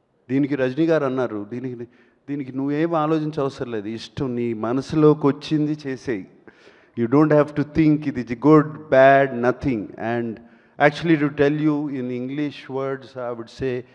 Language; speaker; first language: English; non-native, local second language; Telugu